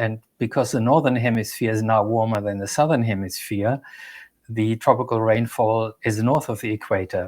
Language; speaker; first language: English; non-native, fluent; German